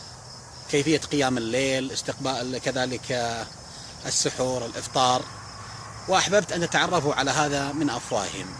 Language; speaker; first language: Arabic; native; Arabic